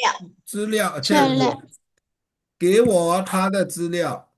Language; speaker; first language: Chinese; non-native, fluent; Burmese